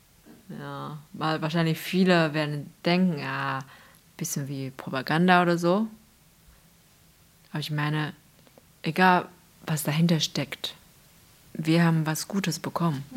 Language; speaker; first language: German; non-native, fluent; Chinese